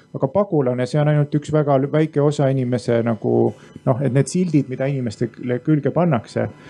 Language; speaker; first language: Estonian; native; Estonian